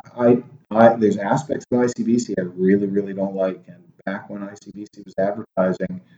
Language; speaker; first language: English; native; English